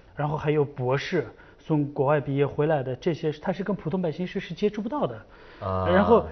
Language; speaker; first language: Chinese; native; Chinese